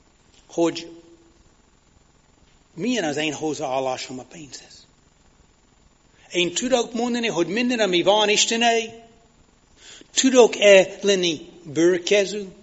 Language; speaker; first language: Hungarian; non-native, fluent; English